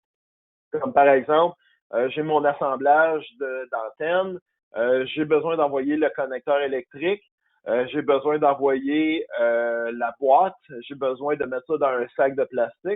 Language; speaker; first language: French; native; French